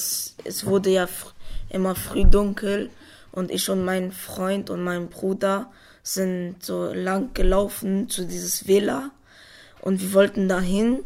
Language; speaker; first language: German; early bilingual, other home language; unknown